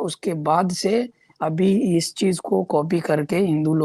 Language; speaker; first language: Hindi; non-native, local second language; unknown